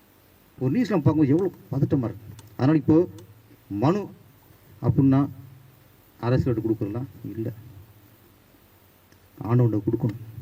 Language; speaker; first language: Tamil; native; Tamil